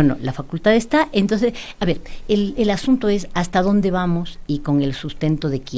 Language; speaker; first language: Spanish; native; Spanish